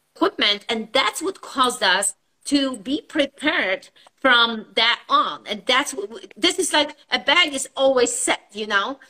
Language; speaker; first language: English; non-native, fluent; Polish